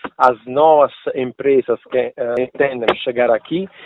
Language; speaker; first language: Portuguese; non-native, fluent; Italian